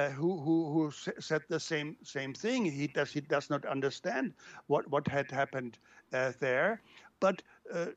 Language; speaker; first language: English; non-native, fluent; German